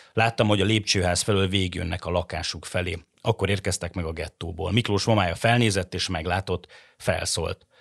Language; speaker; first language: Hungarian; native; Hungarian